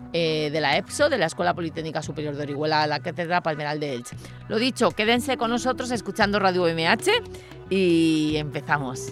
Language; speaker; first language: Spanish; native; Spanish